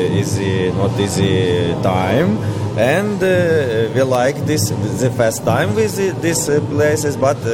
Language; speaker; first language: English; non-native, learner; Ukrainian